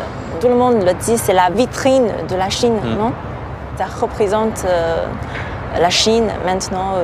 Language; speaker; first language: French; non-native, fluent; Chinese